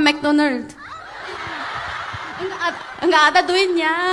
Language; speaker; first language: Indonesian; non-native, fluent; Korean